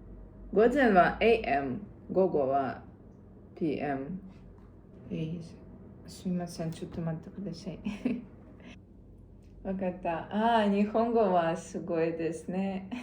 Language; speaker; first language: Japanese; non-native, learner; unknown